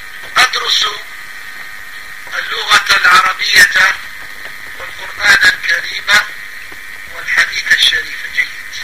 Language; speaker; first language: Arabic; non-native, fluent; French